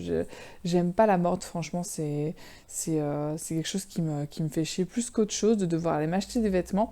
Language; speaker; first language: French; native; French